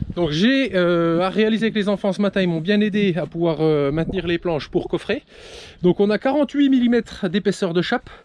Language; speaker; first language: French; native; French